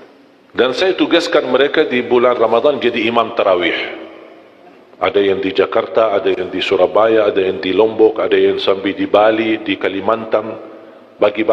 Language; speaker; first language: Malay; non-native, fluent; Arabic